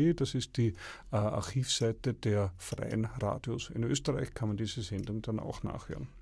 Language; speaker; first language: German; native; German